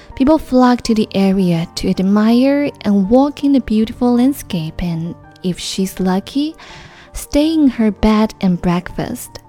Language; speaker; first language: English; non-native, fluent; Chinese